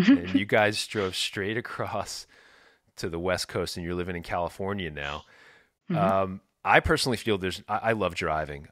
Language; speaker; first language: English; native; English